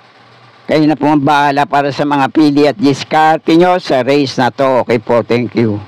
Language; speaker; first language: Filipino; native; Filipino